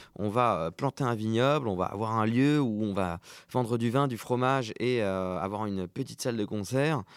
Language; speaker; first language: French; native; French